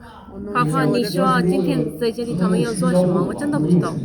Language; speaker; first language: Chinese; non-native, fluent; Urdu